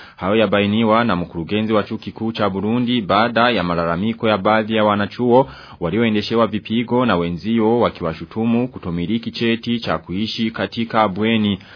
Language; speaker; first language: Swahili; non-native, local second language; Rundi